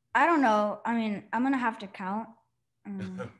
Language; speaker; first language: English; native; English